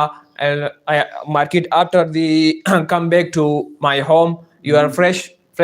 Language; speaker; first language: English; non-native, learner; Pashto